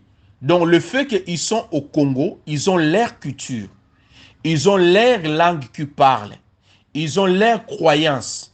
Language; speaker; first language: French; non-native, local second language; Lingala